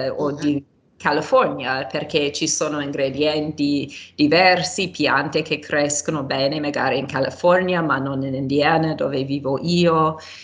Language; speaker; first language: Italian; non-native, fluent; English